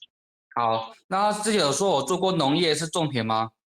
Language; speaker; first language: Chinese; native; Chinese